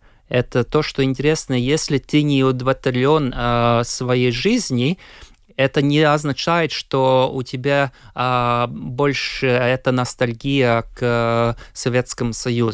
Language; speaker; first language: Russian; non-native, local second language; Latvian